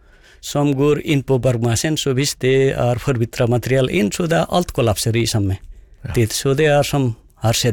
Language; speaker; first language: Norwegian; non-native, fluent; Nepali